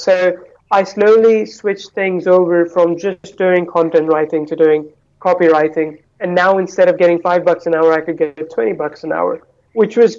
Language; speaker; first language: English; non-native, local second language; Hindi